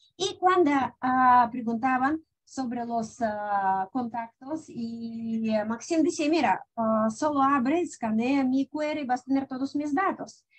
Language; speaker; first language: Spanish; non-native, fluent; Russian